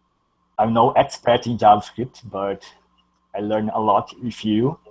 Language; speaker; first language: English; non-native, learner; Portuguese